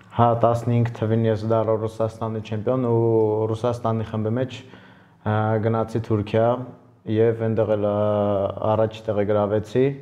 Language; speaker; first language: Armenian; early bilingual, heritage; Armenian